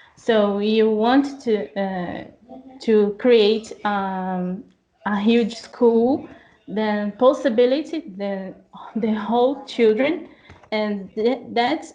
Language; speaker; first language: English; non-native, learner; Portuguese